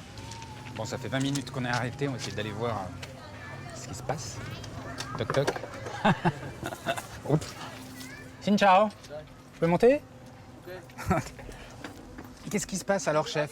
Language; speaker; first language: French; native; French